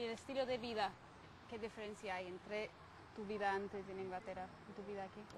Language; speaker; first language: Spanish; native; Spanish